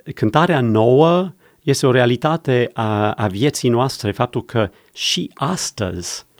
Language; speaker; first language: Romanian; non-native, fluent; English